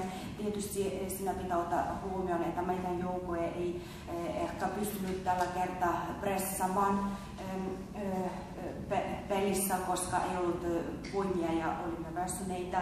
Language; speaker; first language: Finnish; non-native, fluent; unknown